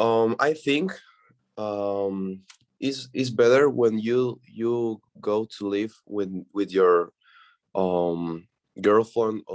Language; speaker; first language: English; non-native, learner; Spanish